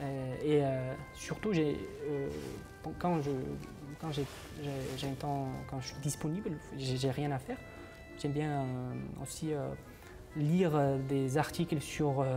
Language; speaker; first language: French; non-native, fluent; Uzbek